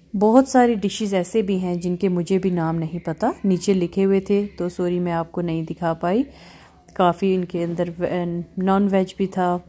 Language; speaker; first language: Hindi; native; Hindi